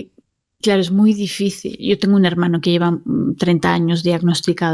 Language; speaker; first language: Spanish; native; Spanish